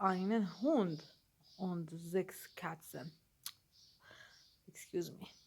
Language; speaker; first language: German; non-native, learner; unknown